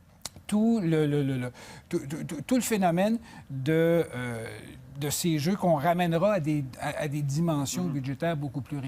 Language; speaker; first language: French; native; French